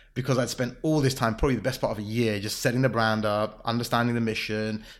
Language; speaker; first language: English; native; English